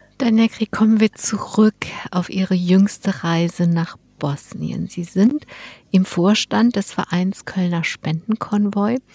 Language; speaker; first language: German; native; German